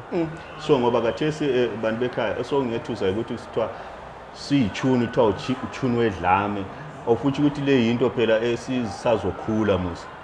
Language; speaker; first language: Zulu; native; Zulu